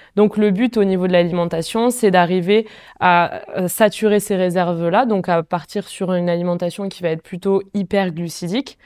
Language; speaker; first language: French; native; French